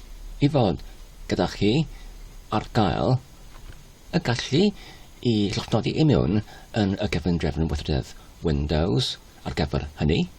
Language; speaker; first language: Welsh; non-native, learner; Polish